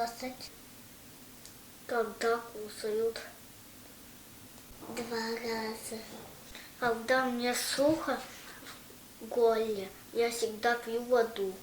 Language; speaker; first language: Russian; non-native, local second language; Yakut